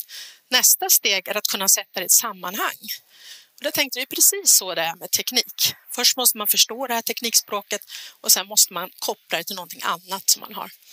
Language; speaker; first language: Swedish; native; Swedish